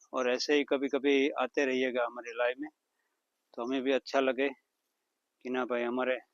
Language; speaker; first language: Hindi; non-native, local second language; Gujarati